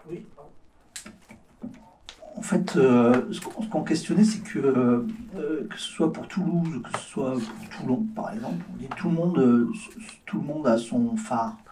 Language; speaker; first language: French; native; French